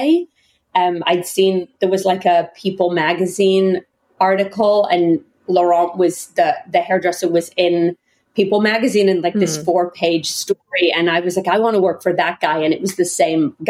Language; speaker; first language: English; native; English